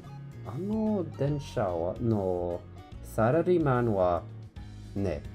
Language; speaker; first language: Japanese; non-native, learner; English